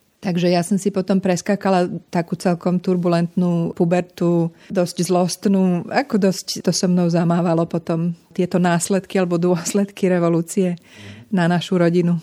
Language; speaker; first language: Slovak; native; Slovak